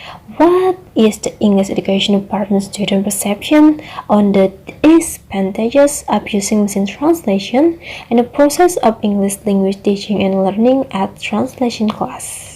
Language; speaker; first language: English; non-native, learner; Indonesian